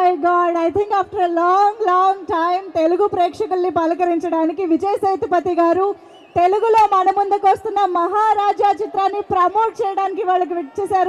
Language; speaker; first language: Telugu; native; Telugu